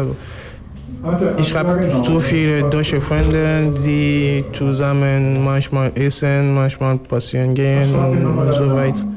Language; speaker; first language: German; non-native, fluent; French